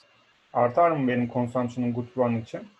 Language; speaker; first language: Turkish; native; Turkish